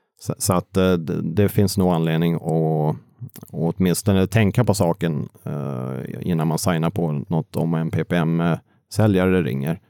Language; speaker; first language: Swedish; native; Swedish